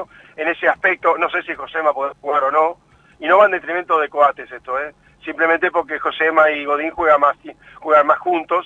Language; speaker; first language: Spanish; native; Spanish